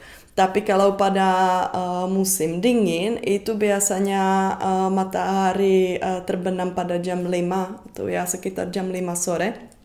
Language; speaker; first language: Indonesian; non-native, fluent; Czech